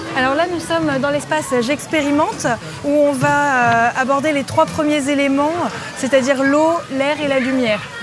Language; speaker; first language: French; native; French